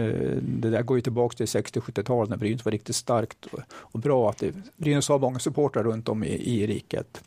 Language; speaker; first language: Swedish; native; Swedish